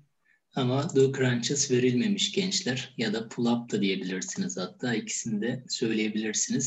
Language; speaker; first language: Turkish; native; Turkish